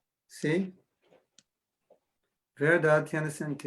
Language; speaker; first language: Spanish; non-native, learner; English